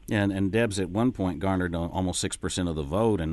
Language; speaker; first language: English; native; English